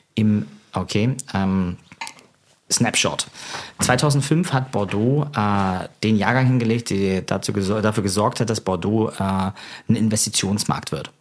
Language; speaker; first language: German; native; German